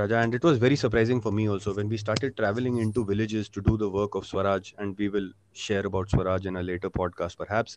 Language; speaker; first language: English; non-native, local second language; Punjabi